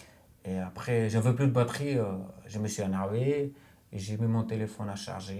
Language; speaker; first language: French; non-native, fluent; Romanian